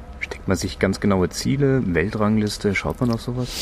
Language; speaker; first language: German; native; German